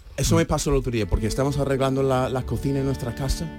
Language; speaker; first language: Spanish; non-native, fluent; English